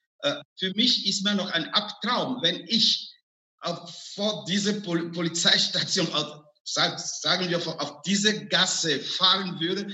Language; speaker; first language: German; non-native, fluent; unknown